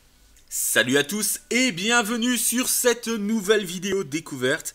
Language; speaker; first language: French; native; French